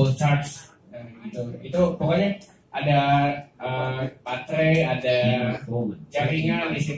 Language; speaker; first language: Indonesian; native; Indonesian